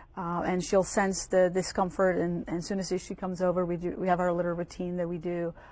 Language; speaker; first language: English; early bilingual, other home language; Bosnian